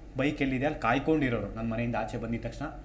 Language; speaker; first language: Kannada; native; Kannada